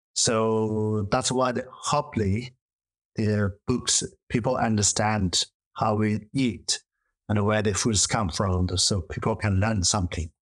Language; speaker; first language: English; non-native, learner; Chinese